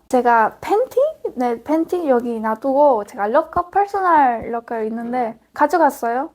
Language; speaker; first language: Korean; non-native, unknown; Spanish